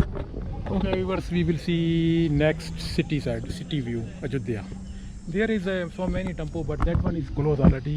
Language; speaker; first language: English; non-native, learner; Urdu